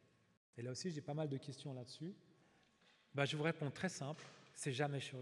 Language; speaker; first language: French; native; French